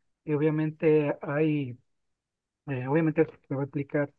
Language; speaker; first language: Spanish; native; Spanish